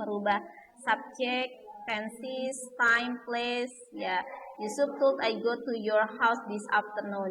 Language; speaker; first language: English; non-native, learner; Indonesian